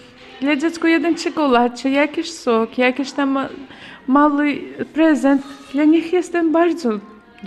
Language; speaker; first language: Polish; non-native, learner; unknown